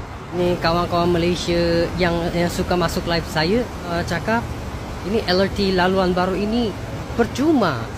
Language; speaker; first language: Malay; non-native, fluent; Korean